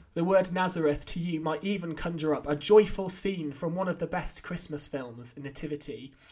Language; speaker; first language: English; native; English